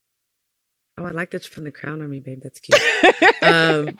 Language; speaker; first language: English; native; English